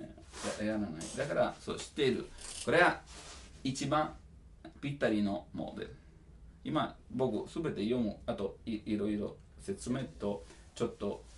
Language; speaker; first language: Japanese; non-native, learner; Italian